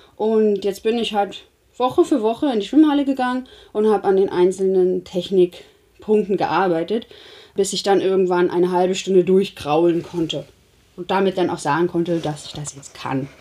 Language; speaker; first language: German; native; German